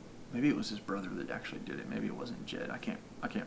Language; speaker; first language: English; native; English